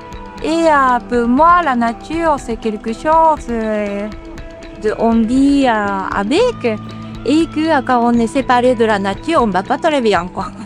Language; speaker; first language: French; non-native, fluent; Japanese